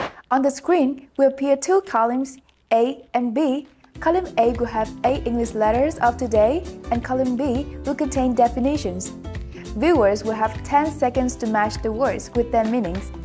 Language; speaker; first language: English; non-native, fluent; Vietnamese